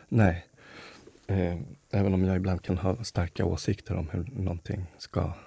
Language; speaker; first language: Swedish; early bilingual, other home language; Spanish